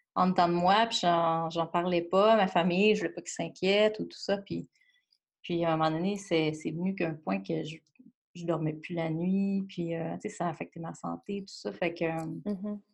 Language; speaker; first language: French; native; French